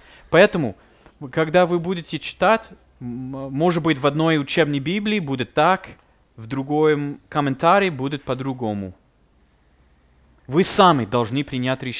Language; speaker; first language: Russian; non-native, fluent; English